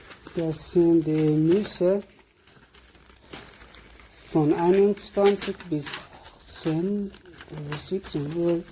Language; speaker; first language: German; non-native, learner; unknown